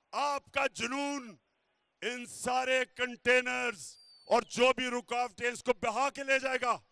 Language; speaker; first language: Urdu; native; Urdu